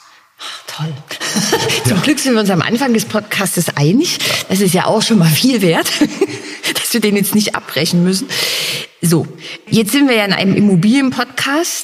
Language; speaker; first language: German; native; German